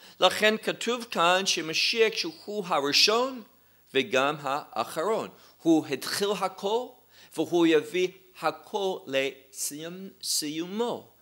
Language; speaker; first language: Hebrew; non-native, fluent; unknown